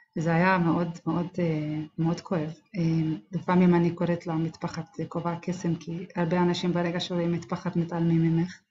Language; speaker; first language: Hebrew; non-native, local second language; Arabic